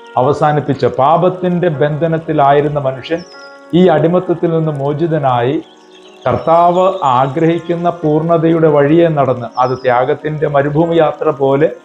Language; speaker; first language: Malayalam; native; Malayalam